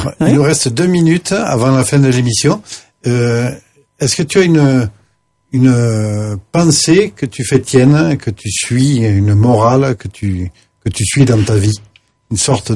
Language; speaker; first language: French; native; French